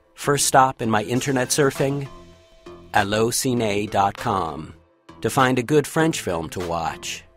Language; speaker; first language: English; native; English